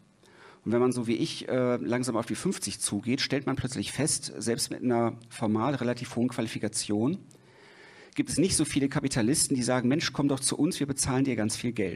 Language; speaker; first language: German; native; German